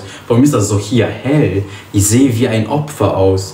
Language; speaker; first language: German; early bilingual, other home language; Polish